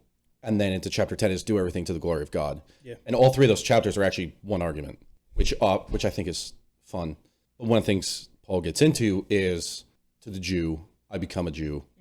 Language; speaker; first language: English; native; English